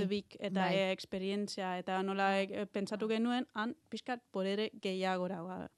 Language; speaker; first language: Basque; non-native, learner; German